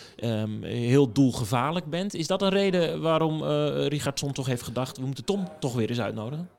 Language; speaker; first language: Dutch; native; Dutch